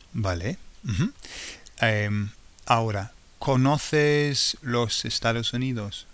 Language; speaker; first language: Spanish; non-native, fluent; English